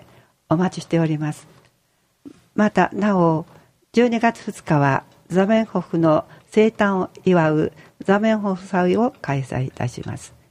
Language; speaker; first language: Japanese; native; Japanese